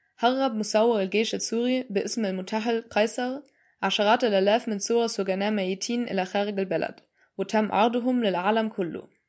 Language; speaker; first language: Arabic; non-native, fluent; German